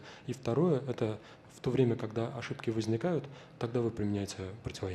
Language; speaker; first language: Russian; native; Russian